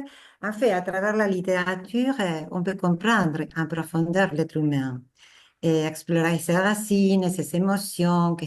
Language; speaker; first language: French; non-native, fluent; Spanish